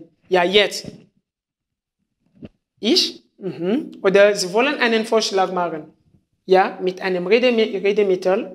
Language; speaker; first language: German; non-native, fluent; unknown